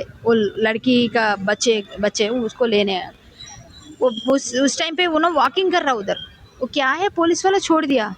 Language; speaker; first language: Hindi; non-native, local second language; Telugu